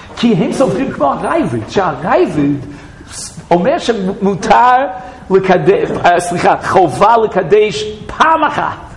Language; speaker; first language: Hebrew; non-native, fluent; English